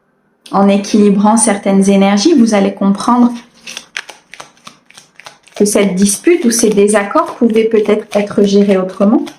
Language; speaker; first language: French; native; French